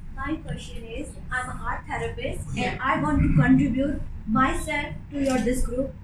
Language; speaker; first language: English; early bilingual, other home language; Arabic